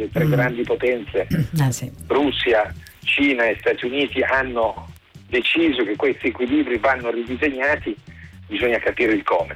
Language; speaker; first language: Italian; native; Italian